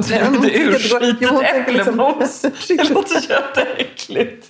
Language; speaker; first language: Swedish; native; Swedish